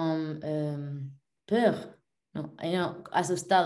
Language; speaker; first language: French; non-native, learner; Spanish